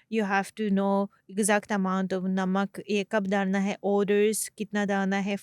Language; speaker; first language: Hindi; non-native, fluent; Japanese